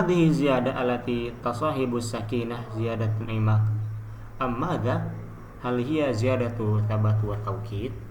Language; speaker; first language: Arabic; non-native, learner; Indonesian